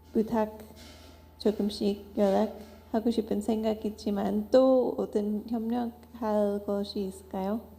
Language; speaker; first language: Korean; non-native, fluent; English